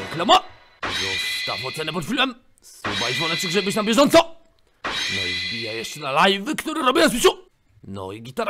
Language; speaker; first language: Polish; native; Polish